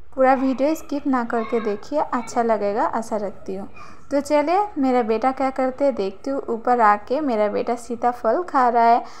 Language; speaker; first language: Hindi; non-native, local second language; Bangla